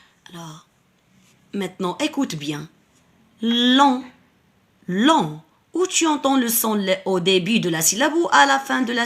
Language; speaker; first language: French; non-native, local second language; Arabic